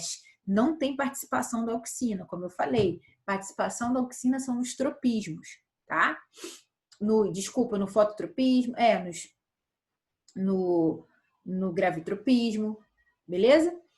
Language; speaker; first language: Portuguese; native; Portuguese